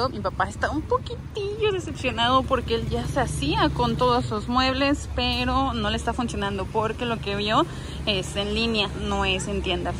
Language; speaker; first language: Spanish; native; Spanish